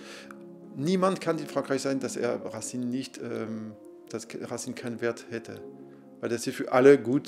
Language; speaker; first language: German; non-native, fluent; French